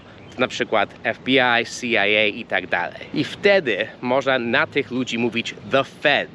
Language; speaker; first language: Polish; non-native, fluent; English